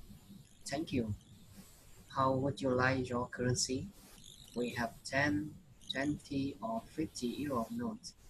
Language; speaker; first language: English; non-native, learner; Vietnamese